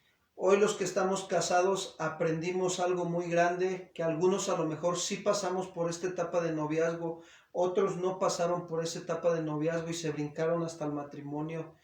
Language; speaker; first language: Spanish; native; Spanish